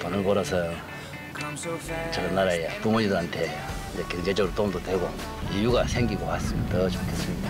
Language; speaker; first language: Korean; native; Korean